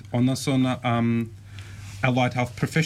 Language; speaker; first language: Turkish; early bilingual, heritage; Turkish